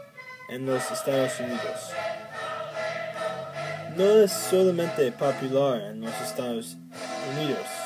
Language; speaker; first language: Spanish; non-native, learner; English